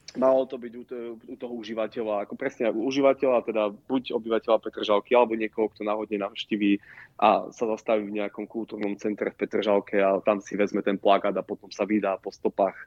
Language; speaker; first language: Slovak; native; Slovak